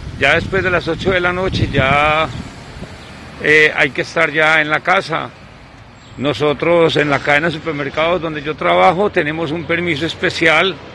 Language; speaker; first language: Spanish; native; Spanish